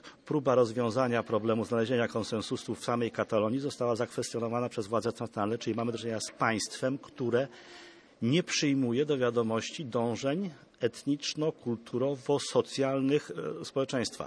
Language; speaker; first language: Polish; native; Polish